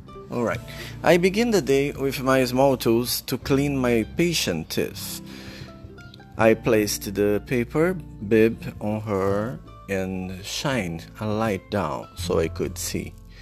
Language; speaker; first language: English; non-native, fluent; Portuguese